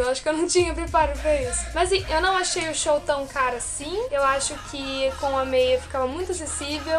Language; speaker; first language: Portuguese; native; Portuguese